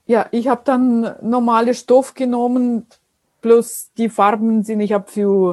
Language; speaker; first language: German; non-native, fluent; Russian